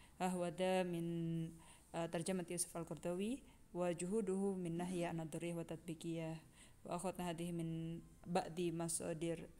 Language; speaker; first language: Arabic; non-native, fluent; Indonesian